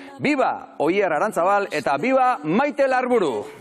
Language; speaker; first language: Basque; native; Basque